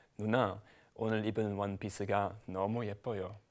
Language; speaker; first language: Korean; non-native, learner; German